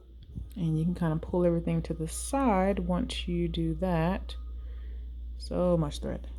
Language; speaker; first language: English; native; English